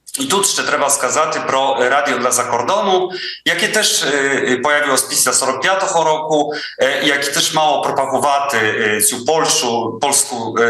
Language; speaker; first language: Ukrainian; non-native, fluent; Polish